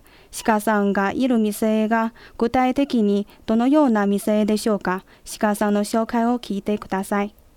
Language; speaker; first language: Japanese; non-native, fluent; Chinese